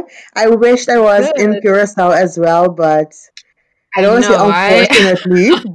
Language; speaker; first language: English; non-native, fluent; Papiamento